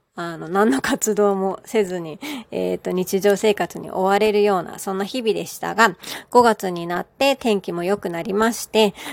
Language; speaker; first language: Japanese; native; Japanese